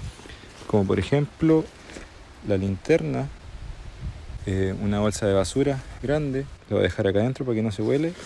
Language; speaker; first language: Spanish; native; Spanish